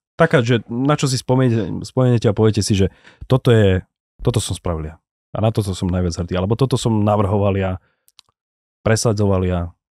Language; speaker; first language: Slovak; native; Slovak